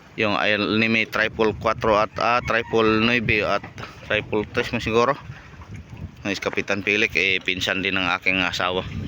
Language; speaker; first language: Filipino; non-native, local second language; Cebuano